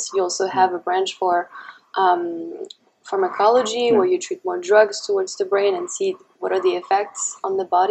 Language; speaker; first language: English; non-native, fluent; French